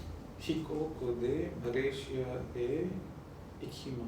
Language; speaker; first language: Japanese; non-native, learner; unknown